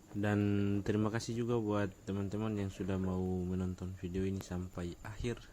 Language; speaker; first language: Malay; non-native, local second language; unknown